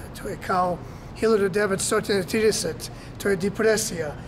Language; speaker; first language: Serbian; early bilingual, heritage; English